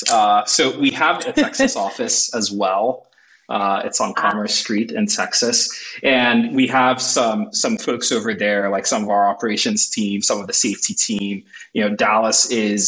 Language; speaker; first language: English; non-native, local second language; Igbo